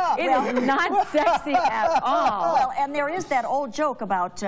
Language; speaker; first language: English; native; English